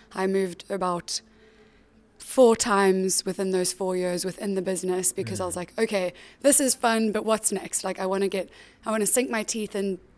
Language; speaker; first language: English; native; English